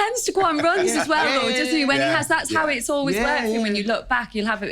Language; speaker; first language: English; native; English